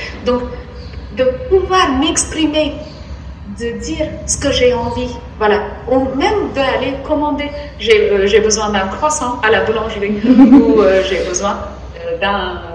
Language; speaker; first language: French; non-native, fluent; Tamil